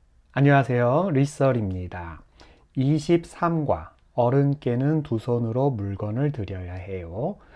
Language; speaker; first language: Korean; non-native, fluent; Nepali